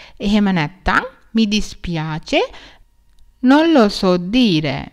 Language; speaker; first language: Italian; non-native, learner; Sinhala